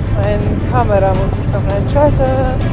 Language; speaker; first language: German; non-native, fluent; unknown